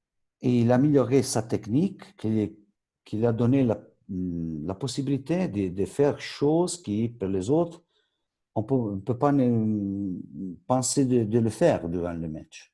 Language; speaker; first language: French; non-native, local second language; Italian